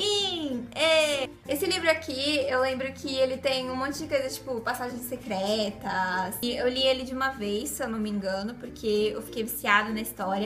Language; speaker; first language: Portuguese; native; Portuguese